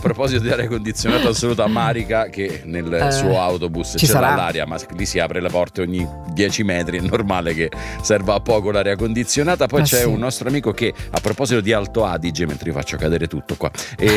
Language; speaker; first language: Italian; native; Italian